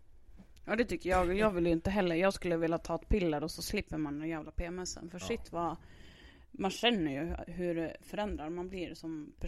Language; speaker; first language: Swedish; native; Swedish